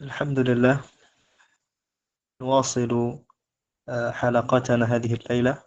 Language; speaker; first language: Arabic; non-native, fluent; Indonesian